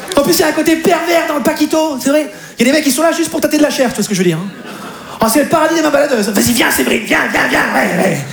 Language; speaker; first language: French; native; French